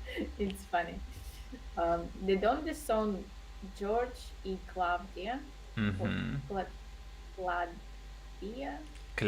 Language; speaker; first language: Spanish; non-native, learner; Russian